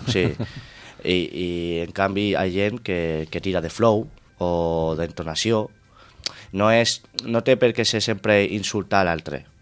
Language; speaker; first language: Catalan; non-native, local second language; Spanish